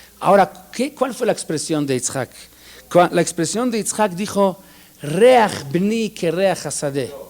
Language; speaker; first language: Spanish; non-native, fluent; Hebrew